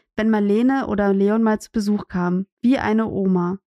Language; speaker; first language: German; native; German